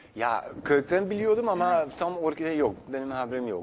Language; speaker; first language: Turkish; non-native, fluent; Dutch